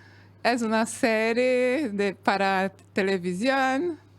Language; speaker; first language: Spanish; non-native, fluent; Portuguese